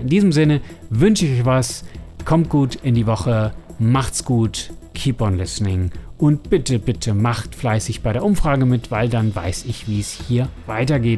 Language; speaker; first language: German; native; German